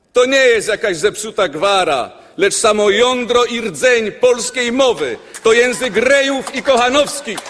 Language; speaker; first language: Polish; native; Polish